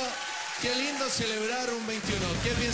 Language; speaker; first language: Spanish; native; Spanish